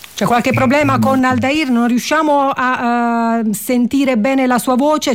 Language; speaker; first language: Italian; native; Italian